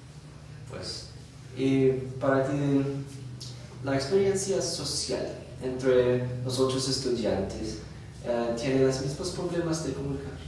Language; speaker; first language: Spanish; non-native, learner; English